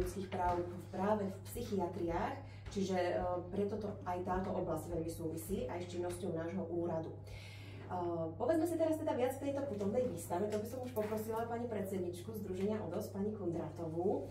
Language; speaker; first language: Slovak; native; Slovak